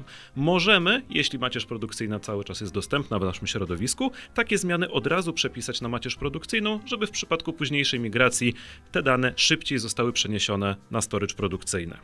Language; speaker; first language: Polish; native; Polish